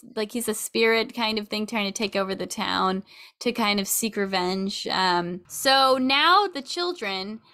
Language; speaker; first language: English; native; English